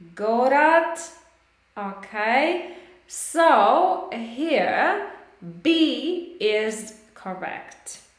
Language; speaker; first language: English; non-native, fluent; Polish